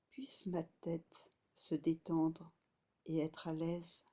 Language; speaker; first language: French; native; French